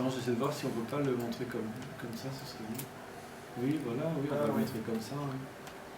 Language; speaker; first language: French; native; French